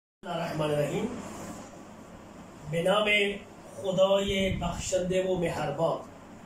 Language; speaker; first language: Persian; non-native, fluent; Urdu